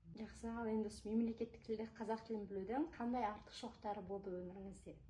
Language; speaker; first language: Kazakh; native; Kazakh